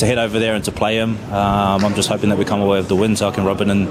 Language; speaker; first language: English; native; English